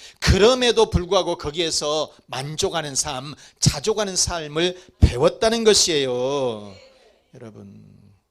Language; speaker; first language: Korean; native; Korean